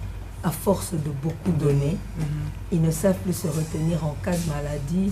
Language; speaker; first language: French; non-native, local second language; Lingala